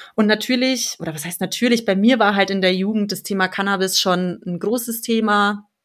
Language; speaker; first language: German; native; German